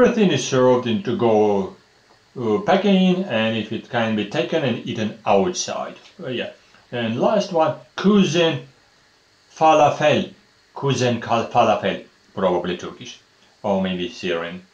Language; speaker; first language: English; non-native, fluent; Russian